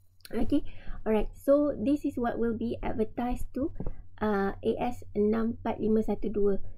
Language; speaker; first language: English; non-native, local second language; Malay